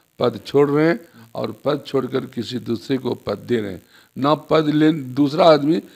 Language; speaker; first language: Hindi; native; Hindi